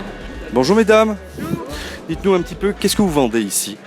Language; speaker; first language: French; native; French